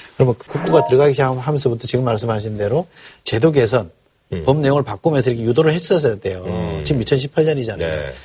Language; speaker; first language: Korean; native; Korean